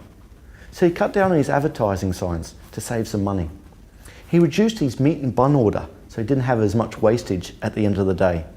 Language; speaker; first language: English; native; English